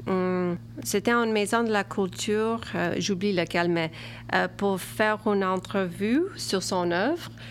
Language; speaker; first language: French; early bilingual, other home language; Romanian